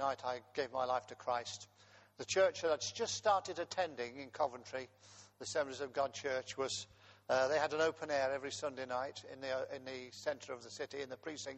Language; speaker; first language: English; native; English